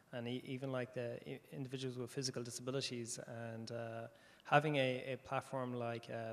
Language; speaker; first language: English; native; English